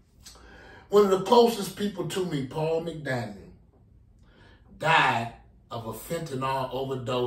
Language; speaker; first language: English; native; English